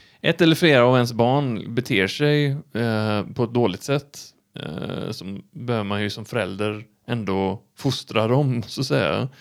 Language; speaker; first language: Swedish; native; Swedish